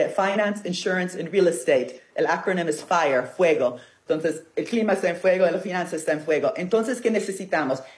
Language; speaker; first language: Spanish; non-native, fluent; Italian